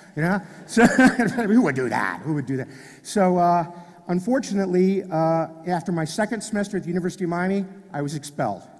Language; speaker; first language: English; native; English